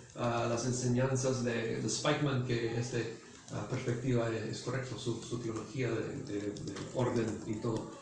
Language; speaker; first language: Spanish; non-native, fluent; English